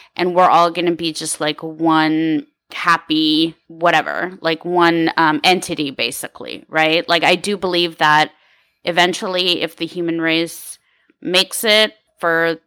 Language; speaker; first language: English; early bilingual, other home language; Ukrainian